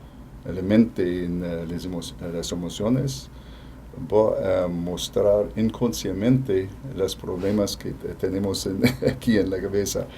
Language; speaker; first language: Spanish; non-native, fluent; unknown